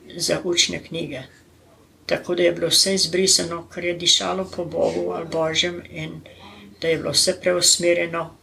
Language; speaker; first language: Slovenian; native; Slovenian